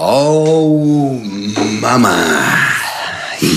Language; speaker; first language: Spanish; native; Spanish